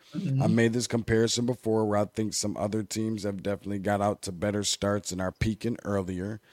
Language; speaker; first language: English; native; English